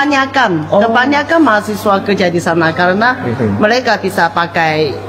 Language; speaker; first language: Indonesian; non-native, fluent; Chinese